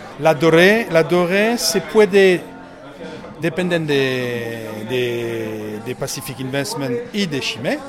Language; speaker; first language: Spanish; non-native, learner; French